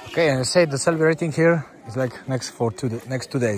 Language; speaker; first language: English; non-native, learner; Polish